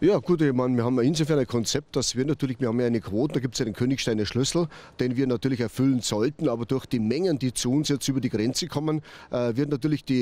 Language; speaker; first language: German; native; German